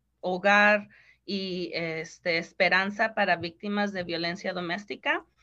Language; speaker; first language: Spanish; early bilingual, heritage; Spanish